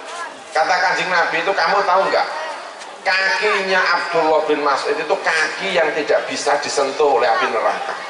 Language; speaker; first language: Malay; non-native, local second language; Javanese